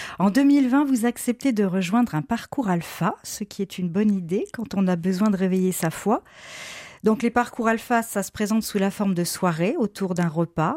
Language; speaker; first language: French; native; French